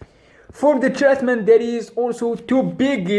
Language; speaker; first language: English; non-native, local second language; Arabic